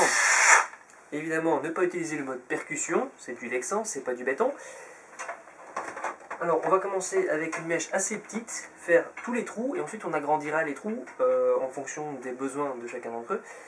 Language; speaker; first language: French; native; French